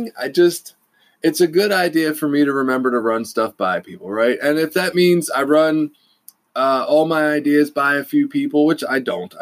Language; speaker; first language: English; native; English